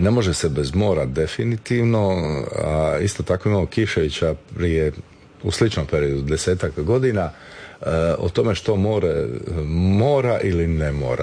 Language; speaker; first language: Serbian; native; Serbian